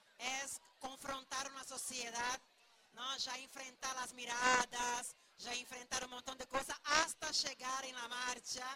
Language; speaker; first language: Spanish; non-native, fluent; Portuguese